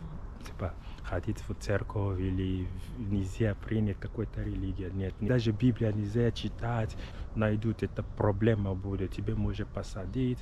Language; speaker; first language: Russian; non-native, learner; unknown